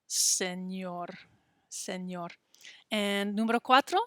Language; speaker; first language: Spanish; non-native, fluent; English